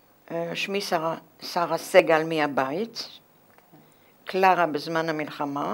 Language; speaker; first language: Hebrew; non-native, fluent; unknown